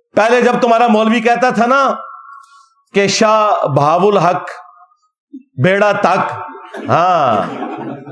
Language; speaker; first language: Urdu; non-native, local second language; Punjabi